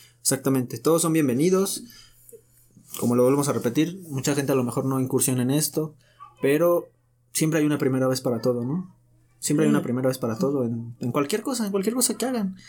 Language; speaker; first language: Spanish; native; Spanish